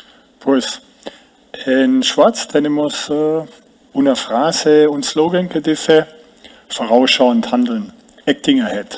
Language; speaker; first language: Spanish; non-native, fluent; German